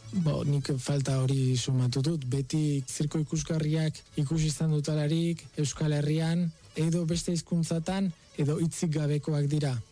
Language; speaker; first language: Basque; non-native, fluent; Spanish